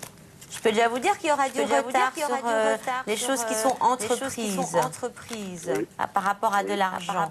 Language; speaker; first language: French; native; French